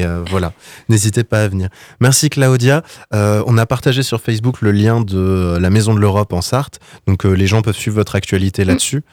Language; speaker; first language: French; native; French